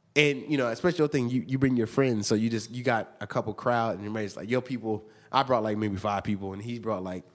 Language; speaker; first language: English; native; English